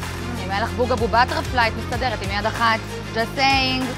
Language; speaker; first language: Hebrew; native; Hebrew